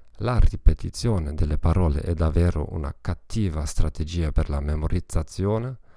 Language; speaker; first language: Italian; non-native, learner; German